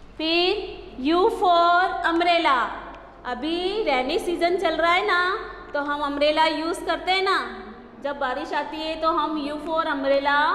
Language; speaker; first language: Hindi; non-native, local second language; Gujarati